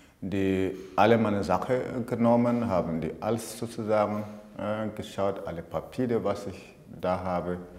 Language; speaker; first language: German; non-native, fluent; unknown